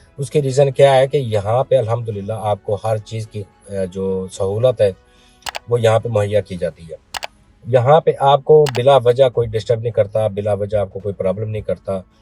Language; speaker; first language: Urdu; non-native, local second language; Punjabi